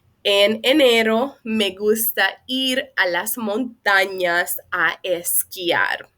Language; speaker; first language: Spanish; non-native, fluent; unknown